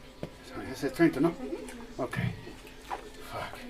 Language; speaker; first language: Spanish; non-native, learner; English